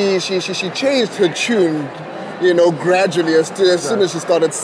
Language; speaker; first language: English; non-native, local second language; Xhosa